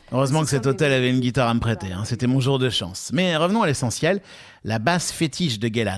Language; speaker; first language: French; native; French